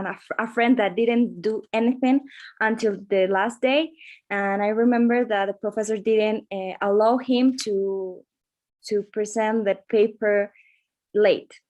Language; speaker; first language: English; non-native, learner; Spanish